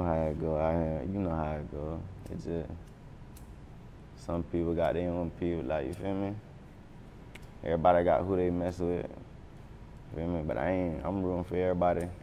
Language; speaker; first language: English; native; English